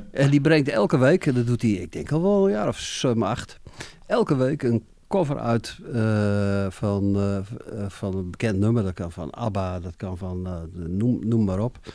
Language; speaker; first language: Dutch; native; Dutch